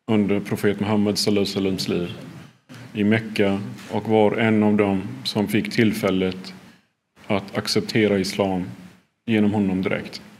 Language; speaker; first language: Swedish; early bilingual, other home language; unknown